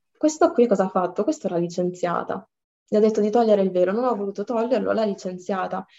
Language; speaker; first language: Italian; early bilingual, other home language; Arabic